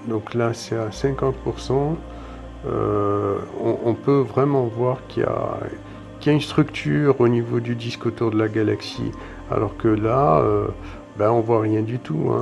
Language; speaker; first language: French; native; French